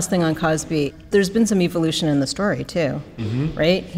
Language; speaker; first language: English; native; English